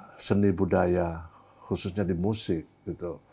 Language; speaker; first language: Indonesian; native; Indonesian